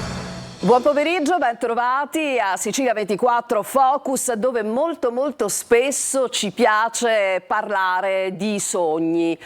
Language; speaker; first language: Italian; native; Italian